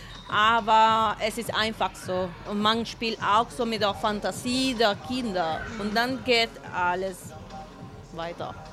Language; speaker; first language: German; non-native, fluent; Spanish